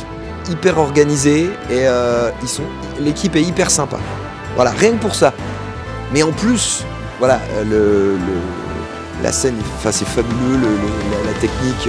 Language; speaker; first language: French; native; French